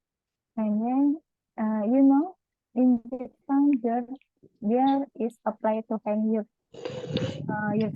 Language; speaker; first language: English; non-native, learner; Indonesian